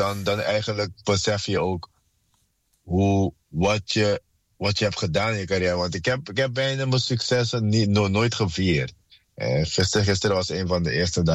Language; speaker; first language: Dutch; non-native, fluent; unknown